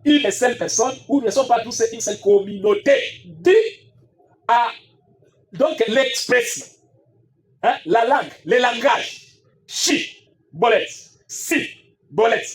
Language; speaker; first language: French; non-native, local second language; Swahili